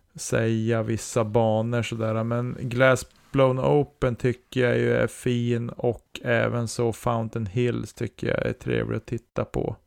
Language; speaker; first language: Swedish; native; Swedish